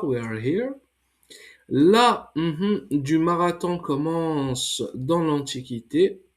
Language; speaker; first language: French; non-native, fluent; English